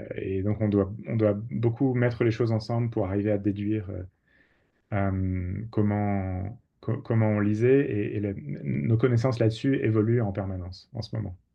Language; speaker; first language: French; native; French